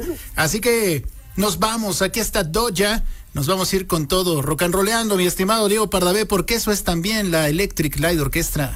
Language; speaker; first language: Spanish; native; Spanish